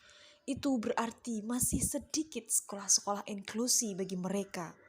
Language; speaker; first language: Indonesian; native; Indonesian